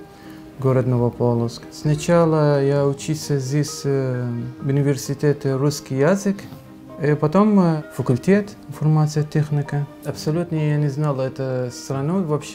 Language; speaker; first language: Russian; non-native, learner; Arabic